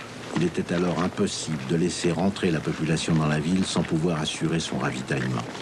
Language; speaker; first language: French; native; French